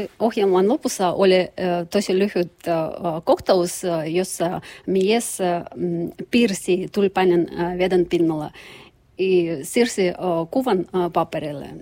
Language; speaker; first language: Finnish; non-native, learner; Russian